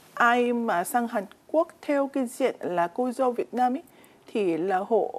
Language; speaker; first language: Vietnamese; non-native, fluent; Korean